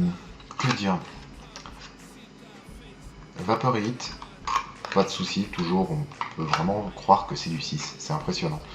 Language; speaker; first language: French; native; French